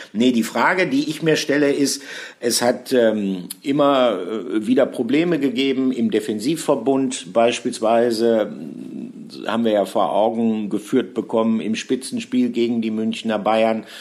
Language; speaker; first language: German; native; German